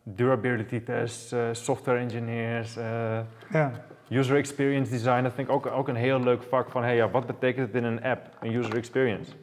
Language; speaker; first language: Dutch; native; Dutch